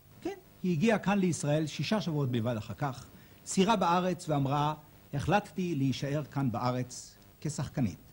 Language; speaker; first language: Hebrew; native; Hebrew